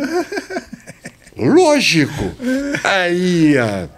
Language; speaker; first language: Portuguese; non-native, fluent; French